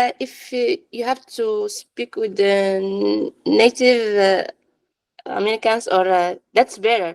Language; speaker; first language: English; non-native, learner; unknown